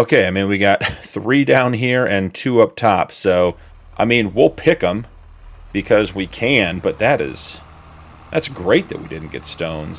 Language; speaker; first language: English; native; English